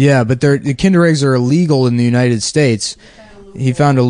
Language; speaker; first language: English; native; English